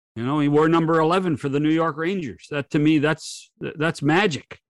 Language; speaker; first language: English; native; English